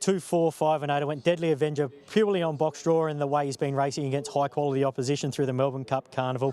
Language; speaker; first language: English; native; English